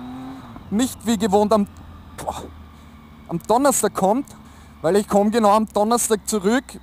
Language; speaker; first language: German; native; German